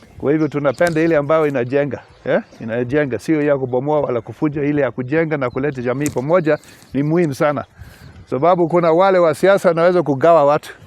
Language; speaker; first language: Swahili; non-native, local second language; English